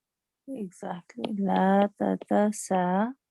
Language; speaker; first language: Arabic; non-native, fluent; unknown